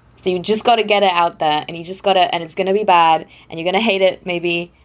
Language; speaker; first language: English; non-native, fluent; German